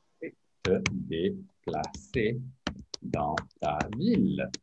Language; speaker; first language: French; non-native, learner; English